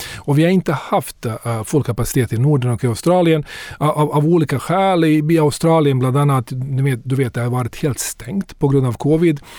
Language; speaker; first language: Swedish; non-native, fluent; Bosnian